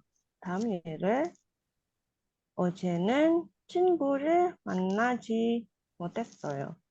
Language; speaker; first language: Korean; non-native, learner; Indonesian